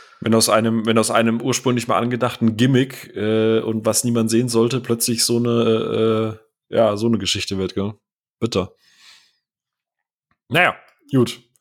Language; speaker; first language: German; native; German